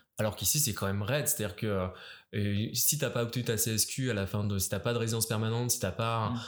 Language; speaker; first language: French; native; French